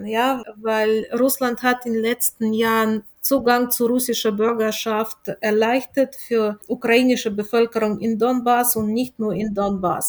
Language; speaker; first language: German; non-native, fluent; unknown